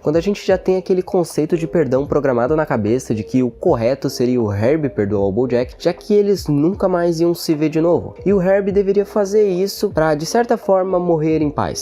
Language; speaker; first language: Portuguese; native; Portuguese